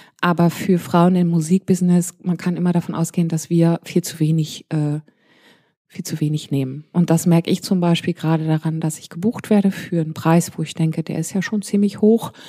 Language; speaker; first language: German; early bilingual, heritage; German